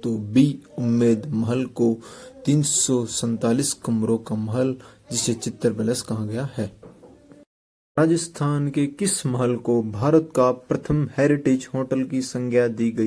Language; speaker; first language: Hindi; native; Hindi